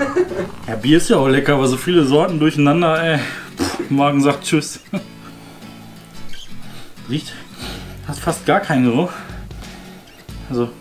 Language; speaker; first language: German; native; German